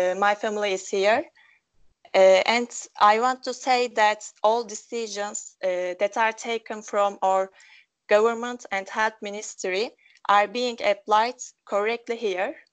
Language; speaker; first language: English; non-native, local second language; Turkish